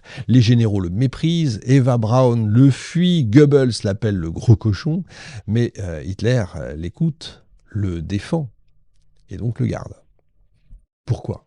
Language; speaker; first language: French; native; French